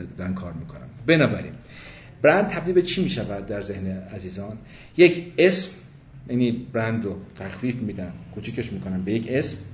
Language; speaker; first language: Persian; early bilingual, other home language; English